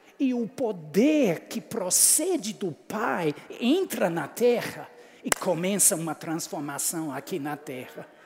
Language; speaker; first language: Portuguese; non-native, fluent; English